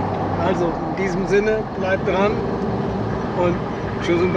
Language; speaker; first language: German; native; German